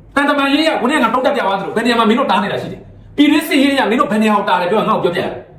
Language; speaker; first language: Burmese; native; Burmese